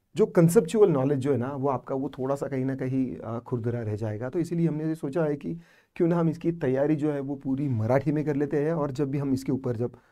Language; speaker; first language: Hindi; non-native, local second language; Marathi